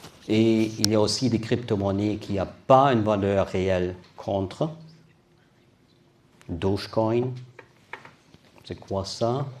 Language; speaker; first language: French; non-native, learner; German